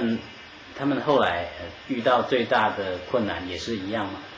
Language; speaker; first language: Chinese; native; Chinese